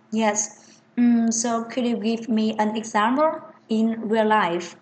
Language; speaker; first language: English; non-native, fluent; Vietnamese